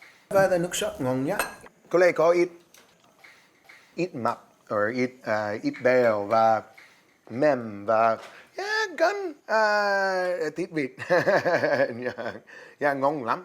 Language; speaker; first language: Vietnamese; non-native, learner; English